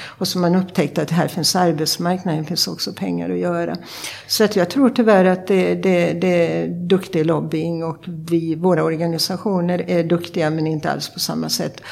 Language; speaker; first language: Swedish; native; Swedish